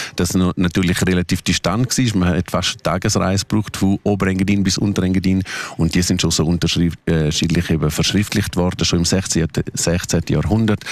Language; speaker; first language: German; non-native, local second language; Romansh